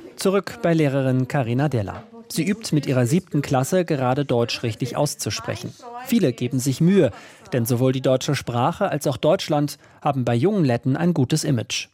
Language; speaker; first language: German; native; German